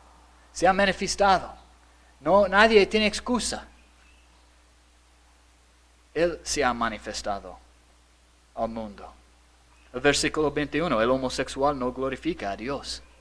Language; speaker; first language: Spanish; non-native, fluent; English